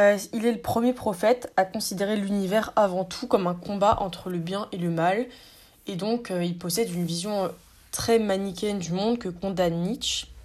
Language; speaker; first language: French; native; French